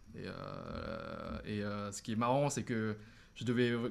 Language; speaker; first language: French; non-native, fluent; Thai